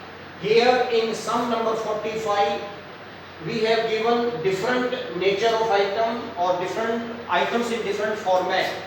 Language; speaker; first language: English; non-native, local second language; Hindi